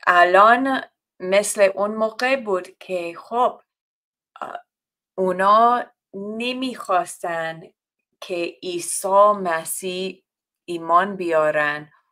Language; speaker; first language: Persian; non-native, fluent; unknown